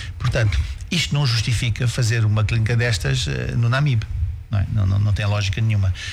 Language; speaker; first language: Portuguese; native; Portuguese